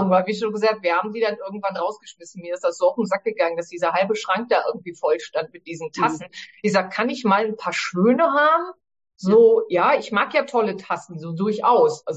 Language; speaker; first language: German; native; German